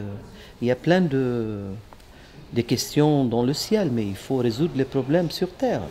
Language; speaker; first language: French; non-native, local second language; Arabic